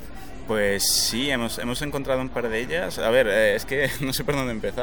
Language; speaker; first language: Spanish; native; Spanish